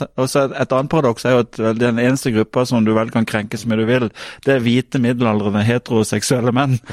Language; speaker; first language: Norwegian; native; Norwegian